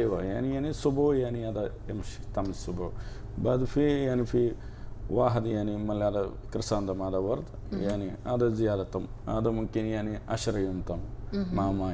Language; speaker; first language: Arabic; non-native, learner; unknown